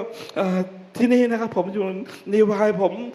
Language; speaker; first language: Thai; non-native, local second language; Hmong